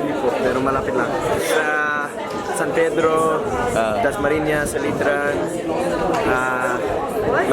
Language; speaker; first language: Filipino; non-native, learner; English